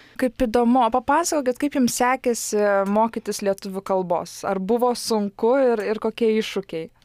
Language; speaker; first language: Lithuanian; native; Lithuanian